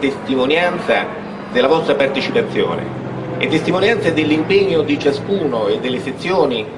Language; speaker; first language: Italian; native; Italian